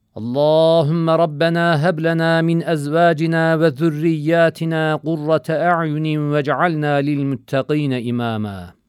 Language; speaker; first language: Arabic; non-native, learner; Turkish